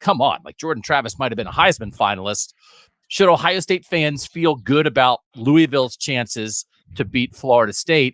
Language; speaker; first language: English; native; English